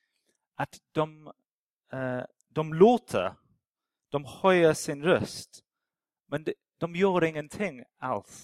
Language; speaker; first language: Swedish; non-native, fluent; English